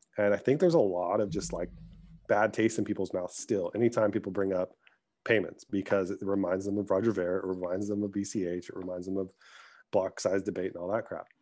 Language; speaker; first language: English; early bilingual, other home language; Arabic